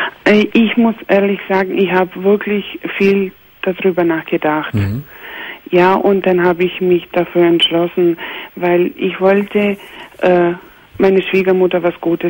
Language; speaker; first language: German; non-native, fluent; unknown